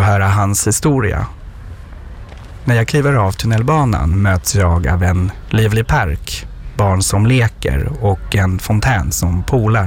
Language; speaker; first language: Swedish; non-native, fluent; French